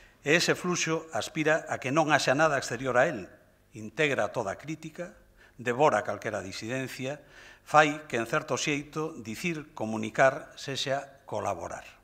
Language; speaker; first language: Galician; native; Galician